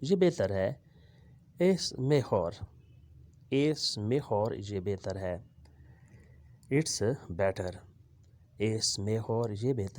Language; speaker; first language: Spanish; non-native, learner; Urdu